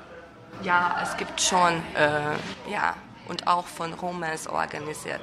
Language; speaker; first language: German; non-native, fluent; Hungarian